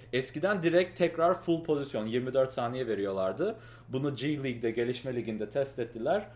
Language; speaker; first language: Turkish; early bilingual, heritage; Turkish